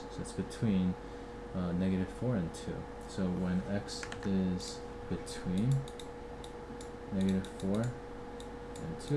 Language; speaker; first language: English; native; English